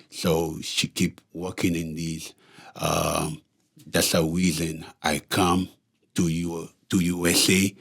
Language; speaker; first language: English; non-native, local second language; Haitian Creole